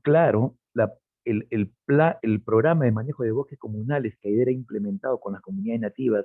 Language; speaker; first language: Spanish; native; Spanish